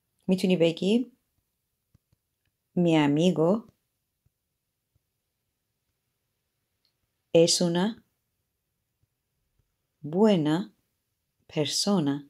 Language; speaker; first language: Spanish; non-native, fluent; Persian